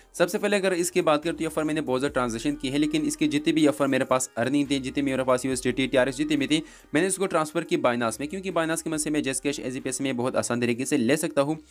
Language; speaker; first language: Urdu; non-native, local second language; Pashto